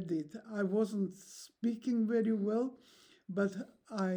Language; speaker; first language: English; non-native, fluent; Russian